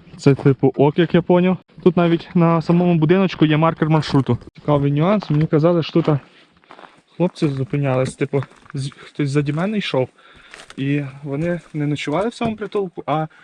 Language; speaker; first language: Ukrainian; non-native, local second language; Russian